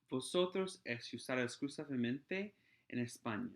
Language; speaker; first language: Spanish; non-native, fluent; English